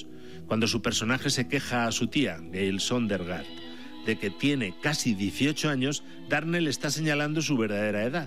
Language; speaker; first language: Spanish; native; Spanish